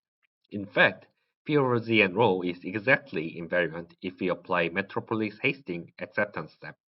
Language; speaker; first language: English; non-native, learner; Korean